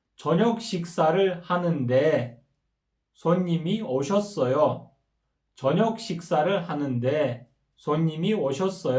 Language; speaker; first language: Korean; non-native, fluent; Kyrgyz